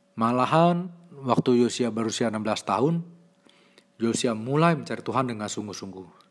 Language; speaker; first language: Indonesian; native; Indonesian